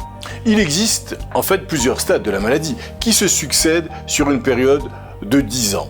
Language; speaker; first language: French; native; French